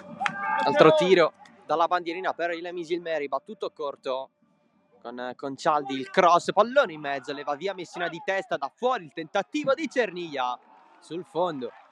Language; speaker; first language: Italian; native; Italian